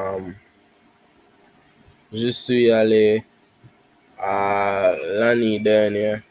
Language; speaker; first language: French; non-native, learner; English